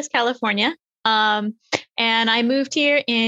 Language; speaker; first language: English; native; English